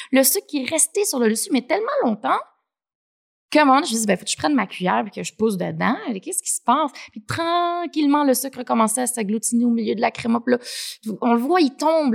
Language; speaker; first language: French; native; French